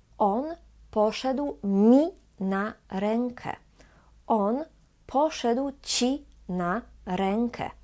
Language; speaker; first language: Polish; native; Polish